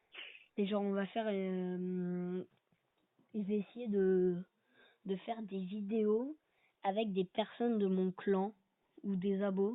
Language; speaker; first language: French; native; French